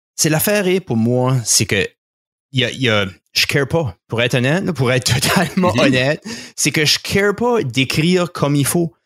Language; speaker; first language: French; native; French